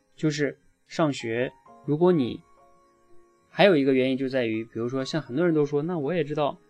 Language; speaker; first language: Chinese; native; Chinese